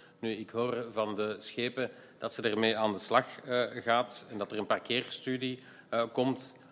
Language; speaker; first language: Dutch; native; Dutch